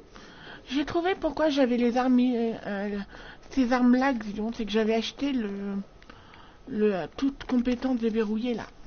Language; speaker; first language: French; native; French